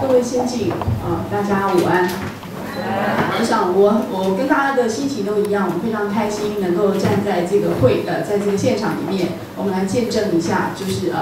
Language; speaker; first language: Chinese; native; Chinese